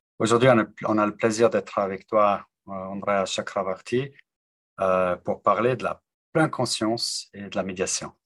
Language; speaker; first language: French; non-native, local second language; Swiss German